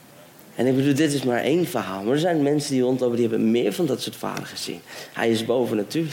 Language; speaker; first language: Dutch; native; Dutch